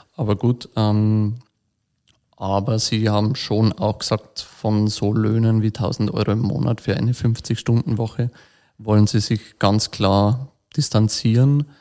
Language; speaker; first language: German; native; German